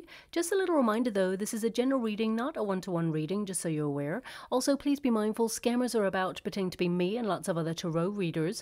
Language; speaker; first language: English; native; English